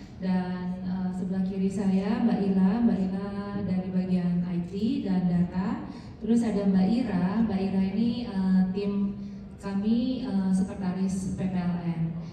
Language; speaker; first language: Indonesian; native; Indonesian